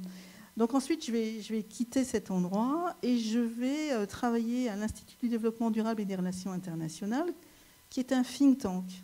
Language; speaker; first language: French; native; French